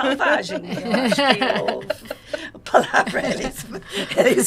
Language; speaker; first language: Portuguese; non-native, learner; English